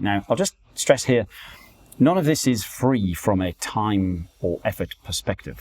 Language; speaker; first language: English; native; English